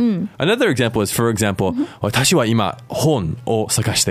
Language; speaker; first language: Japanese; non-native, fluent; English